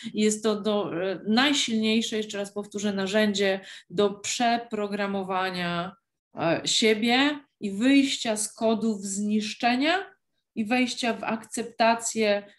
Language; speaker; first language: Polish; native; Polish